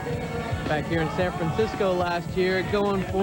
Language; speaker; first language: English; native; English